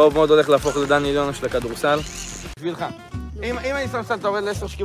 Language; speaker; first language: Hebrew; native; Hebrew